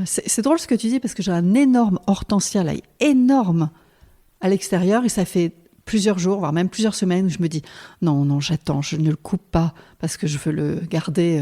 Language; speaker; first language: French; native; French